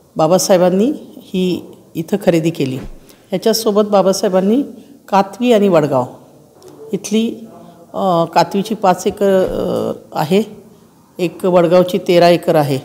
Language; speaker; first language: Marathi; native; Marathi